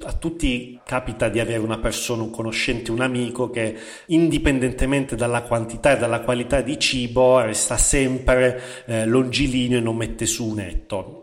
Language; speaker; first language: Italian; native; Italian